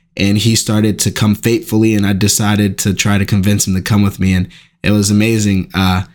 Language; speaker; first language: English; native; English